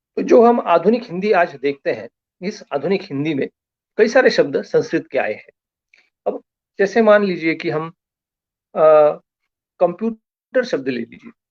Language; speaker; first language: Hindi; non-native, local second language; Marathi